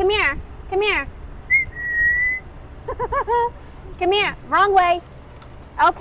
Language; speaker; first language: English; native; English